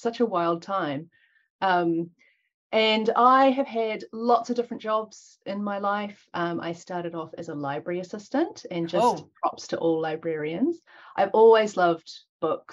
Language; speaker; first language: English; native; English